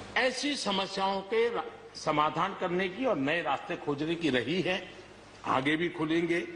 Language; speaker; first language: Hindi; non-native, local second language; Gujarati